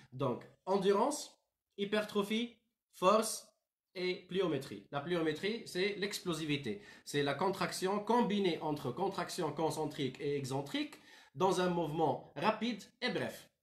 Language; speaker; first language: French; non-native, local second language; Arabic